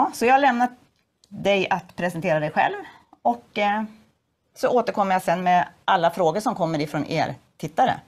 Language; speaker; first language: Swedish; native; Swedish